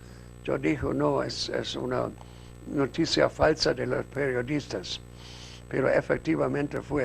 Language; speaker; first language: Spanish; non-native, fluent; German